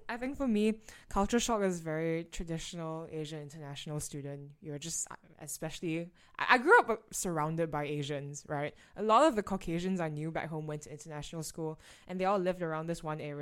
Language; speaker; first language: English; native; English